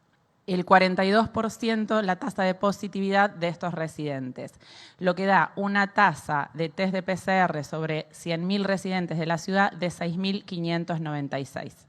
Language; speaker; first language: Spanish; native; Spanish